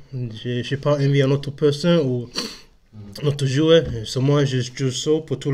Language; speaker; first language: French; non-native, learner; English